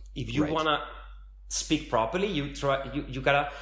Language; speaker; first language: English; non-native, fluent; Spanish